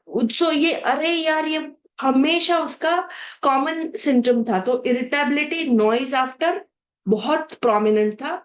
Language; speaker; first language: Hindi; non-native, local second language; Marathi